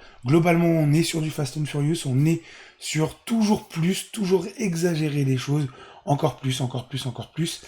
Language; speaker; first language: French; native; French